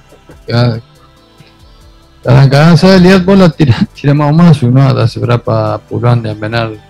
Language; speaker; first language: Indonesian; non-native, fluent; Spanish